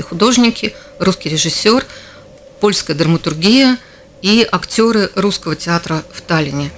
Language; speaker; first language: Russian; native; Russian